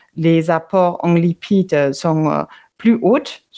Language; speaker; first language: French; non-native, fluent; German